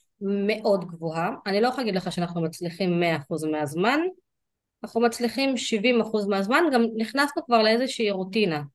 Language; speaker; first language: Hebrew; early bilingual, other home language; Russian